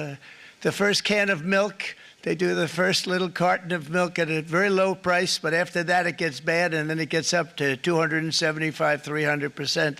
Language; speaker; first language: English; native; English